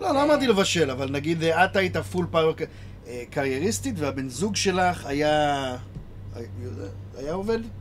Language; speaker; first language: Hebrew; native; Hebrew